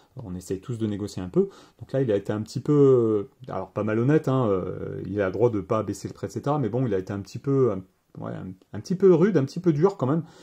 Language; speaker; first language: French; native; French